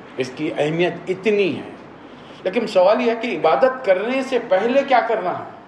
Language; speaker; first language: Urdu; native; Urdu